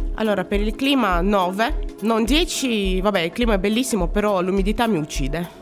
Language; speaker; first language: Italian; non-native, fluent; Russian